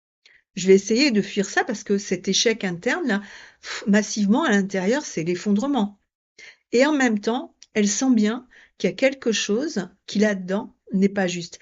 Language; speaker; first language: French; native; French